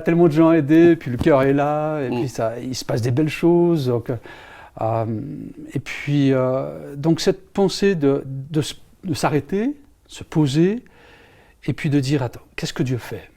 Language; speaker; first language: French; native; French